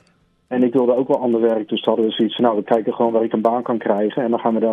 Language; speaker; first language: Dutch; native; Dutch